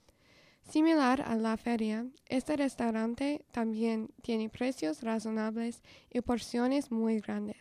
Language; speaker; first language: Spanish; non-native, fluent; English